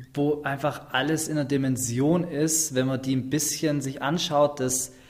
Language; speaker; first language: German; native; German